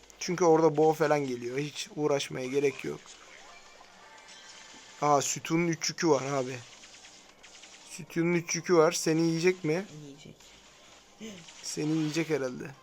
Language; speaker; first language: Turkish; native; Turkish